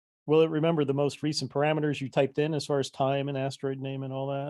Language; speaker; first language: English; native; English